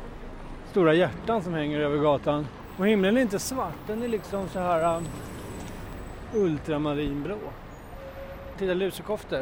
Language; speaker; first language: Swedish; native; Swedish